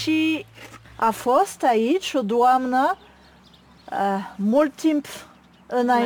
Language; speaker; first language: Romanian; non-native, learner; French